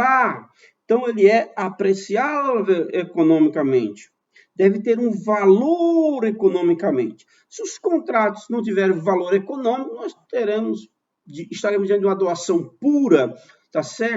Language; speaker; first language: Portuguese; native; Portuguese